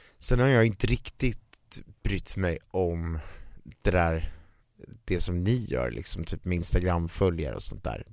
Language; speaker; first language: Swedish; native; Swedish